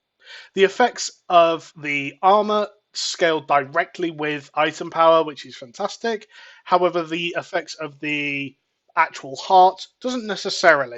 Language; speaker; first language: English; native; English